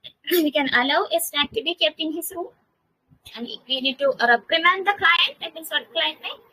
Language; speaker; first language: English; non-native, local second language; Malayalam